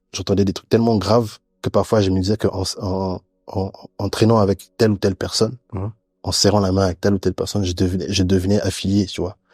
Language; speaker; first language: French; early bilingual, other home language; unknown